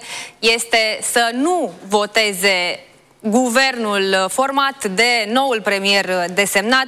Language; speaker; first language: Romanian; native; Romanian